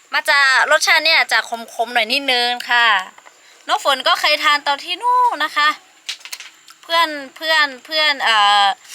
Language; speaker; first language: Thai; non-native, local second language; Lahu